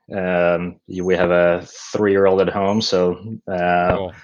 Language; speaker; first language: English; non-native, fluent; Slovak